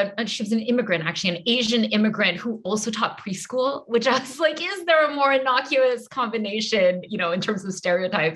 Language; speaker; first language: English; native; English